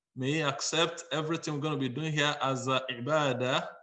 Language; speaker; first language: English; non-native, local second language; Yoruba